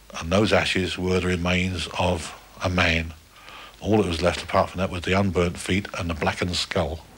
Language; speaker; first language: English; native; English